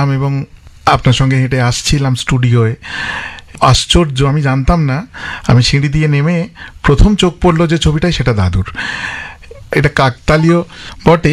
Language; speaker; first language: Bangla; non-native, local second language; English